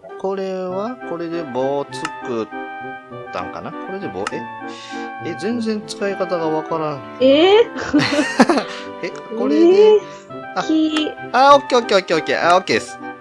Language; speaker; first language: Japanese; native; Japanese